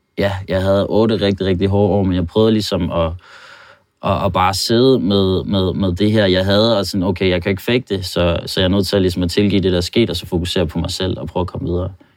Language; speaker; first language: Danish; non-native, fluent; Norwegian